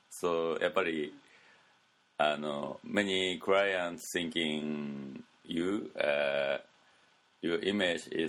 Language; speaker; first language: English; non-native, learner; Japanese